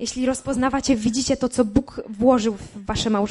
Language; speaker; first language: Polish; native; Polish